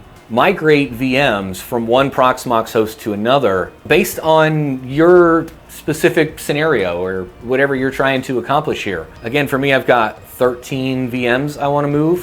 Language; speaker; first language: English; native; English